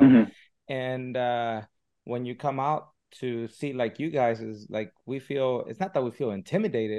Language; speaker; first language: English; early bilingual, other home language; Spanish